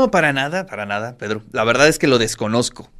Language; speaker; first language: Spanish; native; Spanish